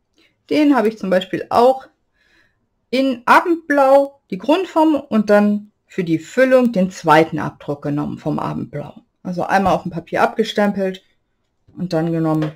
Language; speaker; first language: German; native; German